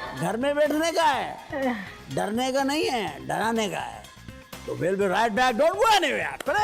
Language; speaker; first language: Hindi; native; Hindi